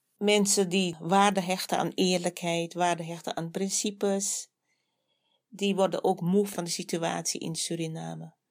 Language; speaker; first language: Dutch; native; Dutch